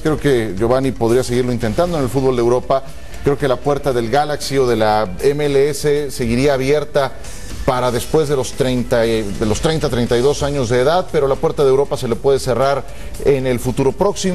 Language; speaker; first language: Spanish; native; Spanish